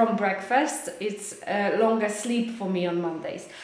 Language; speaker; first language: English; non-native, fluent; Polish